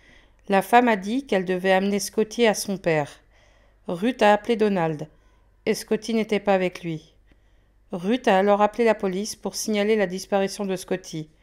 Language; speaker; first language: French; native; French